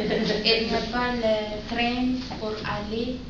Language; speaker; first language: French; non-native, learner; Spanish